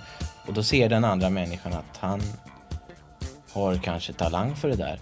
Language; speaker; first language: Swedish; native; Swedish